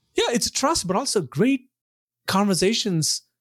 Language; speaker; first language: English; non-native, local second language; Telugu